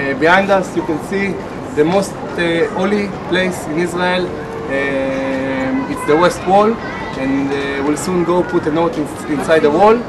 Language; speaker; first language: English; non-native, fluent; Hebrew